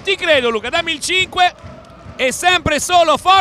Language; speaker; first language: Italian; native; Italian